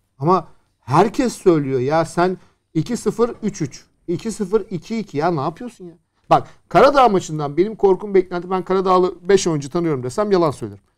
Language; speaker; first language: Turkish; native; Turkish